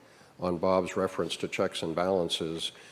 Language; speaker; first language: English; native; English